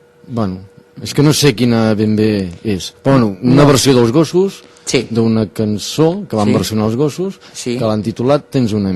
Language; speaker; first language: Catalan; native; Catalan